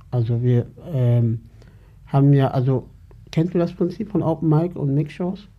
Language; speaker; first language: German; early bilingual, other home language; Turkish